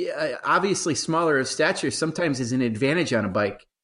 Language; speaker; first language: English; native; English